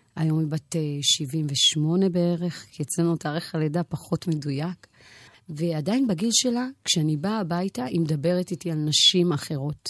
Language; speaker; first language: Hebrew; early bilingual, other home language; Amharic